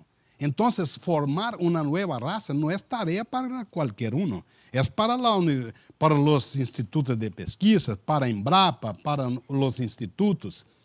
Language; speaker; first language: Spanish; non-native, learner; Portuguese